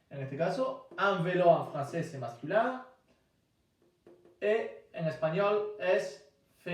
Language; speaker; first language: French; non-native, fluent; Spanish